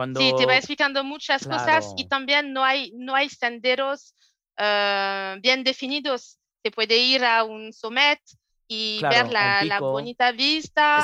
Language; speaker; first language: Spanish; non-native, learner; French